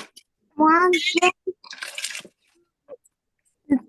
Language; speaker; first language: French; non-native, learner; English